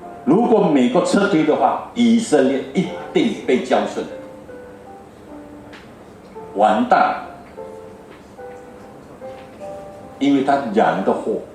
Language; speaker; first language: Chinese; early bilingual, heritage; Chinese